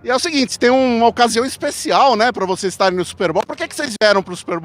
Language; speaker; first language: Portuguese; native; Portuguese